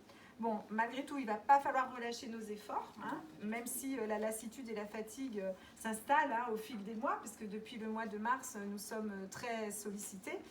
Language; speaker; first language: French; native; French